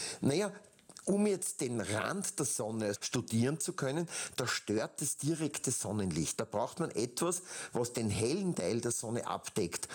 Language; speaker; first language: German; native; German